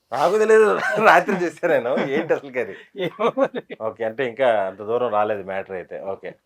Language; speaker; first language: Telugu; native; Telugu